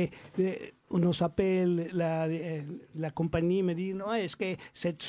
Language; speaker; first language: French; non-native, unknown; Spanish